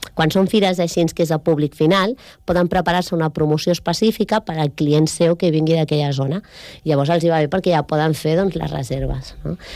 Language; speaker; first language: Catalan; native; Catalan